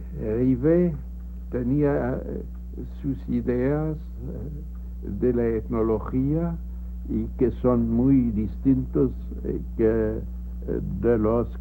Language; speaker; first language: Spanish; non-native, fluent; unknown